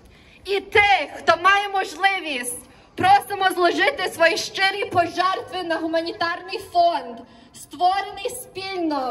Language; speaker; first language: Ukrainian; early bilingual, heritage; Ukrainian